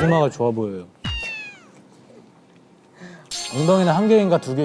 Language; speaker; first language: Korean; non-native, fluent; Chinese